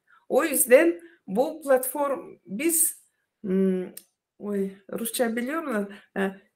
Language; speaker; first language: Turkish; non-native, learner; Russian